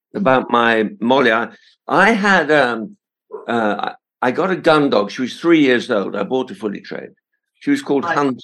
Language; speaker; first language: English; native; English